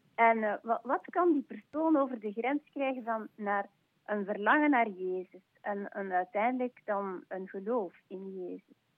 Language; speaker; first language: Dutch; non-native, local second language; French